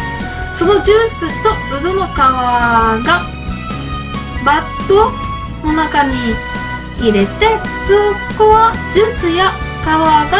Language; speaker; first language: Japanese; non-native, learner; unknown